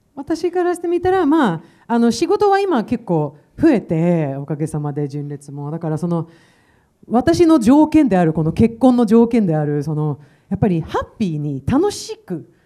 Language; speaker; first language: Japanese; early bilingual, heritage; Swedish